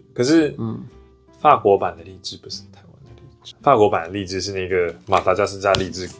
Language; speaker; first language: Chinese; native; Chinese